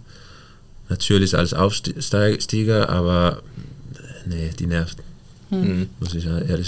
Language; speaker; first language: German; non-native, fluent; Danish